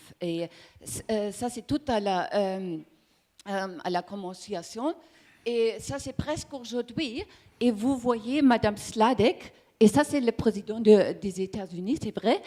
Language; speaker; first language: French; non-native, learner; German